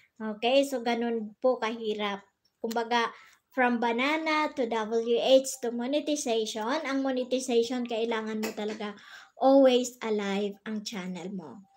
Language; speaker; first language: Filipino; non-native, local second language; Bikol